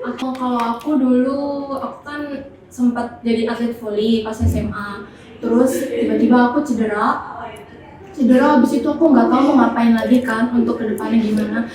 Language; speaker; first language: Indonesian; native; Indonesian